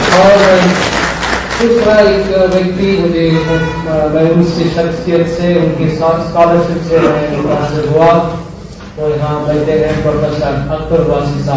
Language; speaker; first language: Hindi; non-native, local second language; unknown